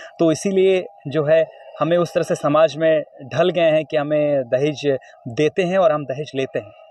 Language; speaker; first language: Hindi; native; Hindi